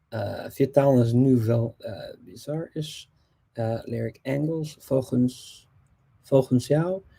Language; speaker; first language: Dutch; non-native, fluent; English